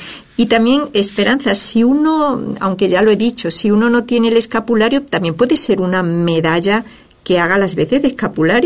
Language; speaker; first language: Spanish; native; Spanish